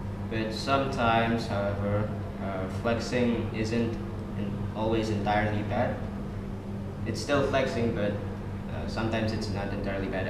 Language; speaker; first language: English; non-native, fluent; Indonesian